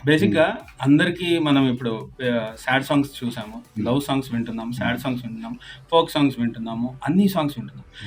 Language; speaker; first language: Telugu; native; Telugu